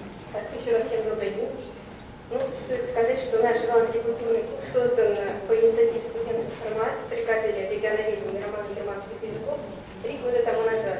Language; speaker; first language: Russian; native; Russian